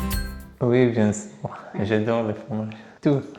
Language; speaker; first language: French; non-native, learner; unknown